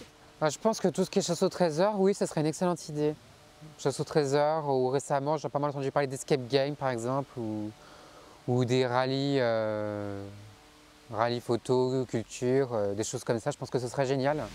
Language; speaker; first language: French; native; French